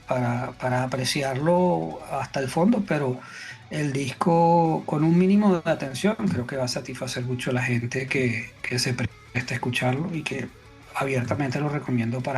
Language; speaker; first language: Spanish; native; Spanish